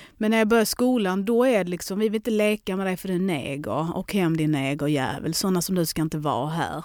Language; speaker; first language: Swedish; early bilingual, other home language; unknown